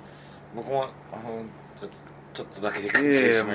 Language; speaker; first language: Japanese; native; Japanese